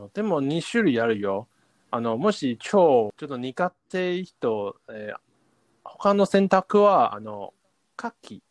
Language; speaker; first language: Japanese; non-native, learner; Chinese